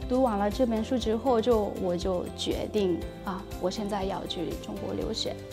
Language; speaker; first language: Chinese; non-native, fluent; Japanese